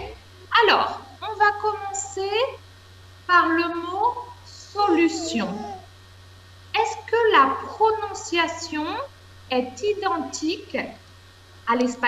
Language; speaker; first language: French; non-native, fluent; Spanish